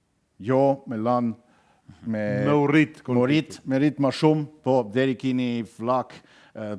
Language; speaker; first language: Albanian; non-native, learner; German